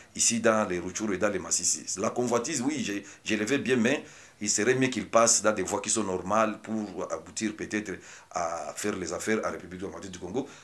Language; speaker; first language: French; non-native, local second language; Swahili